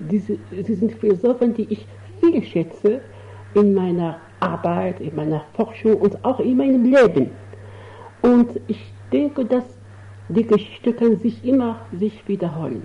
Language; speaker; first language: German; non-native, fluent; Arabic